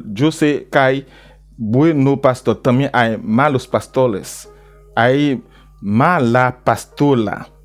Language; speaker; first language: Spanish; non-native, learner; Haitian Creole